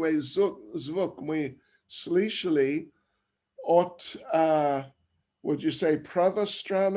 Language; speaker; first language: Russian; non-native, learner; English